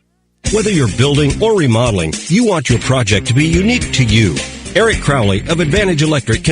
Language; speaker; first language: English; native; English